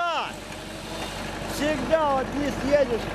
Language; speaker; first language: Russian; native; Russian